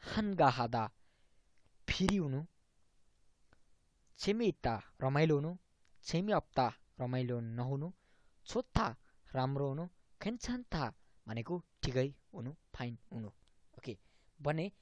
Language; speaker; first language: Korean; non-native, fluent; Nepali